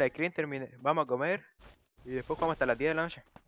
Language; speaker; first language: Spanish; native; Spanish